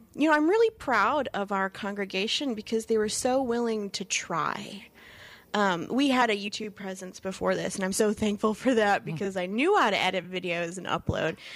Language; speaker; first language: English; native; English